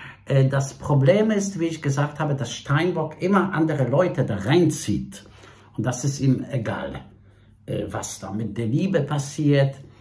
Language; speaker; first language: German; non-native, fluent; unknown